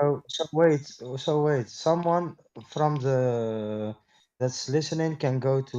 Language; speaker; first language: English; non-native, fluent; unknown